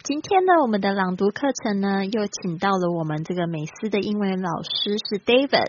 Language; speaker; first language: Chinese; native; Chinese